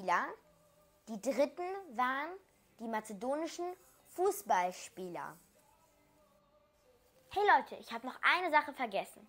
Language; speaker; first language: German; early bilingual, other home language; Macedonian